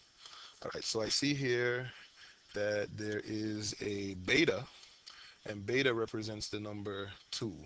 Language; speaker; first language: English; native; English